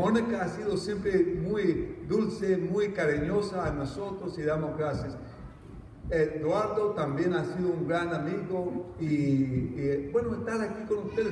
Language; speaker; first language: Spanish; non-native, fluent; English